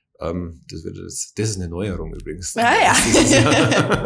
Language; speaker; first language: German; native; German